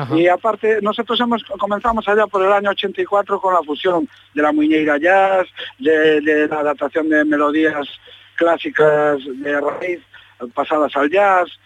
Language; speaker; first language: Spanish; native; Spanish